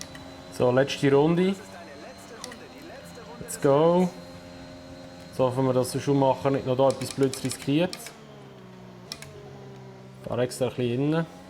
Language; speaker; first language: German; native; German